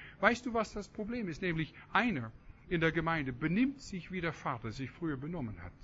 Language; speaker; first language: German; non-native, fluent; English